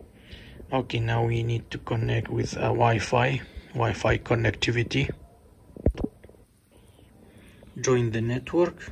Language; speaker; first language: English; non-native, fluent; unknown